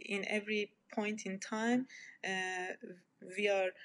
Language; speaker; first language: English; non-native, fluent; Persian